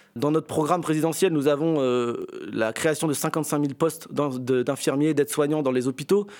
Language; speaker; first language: French; native; French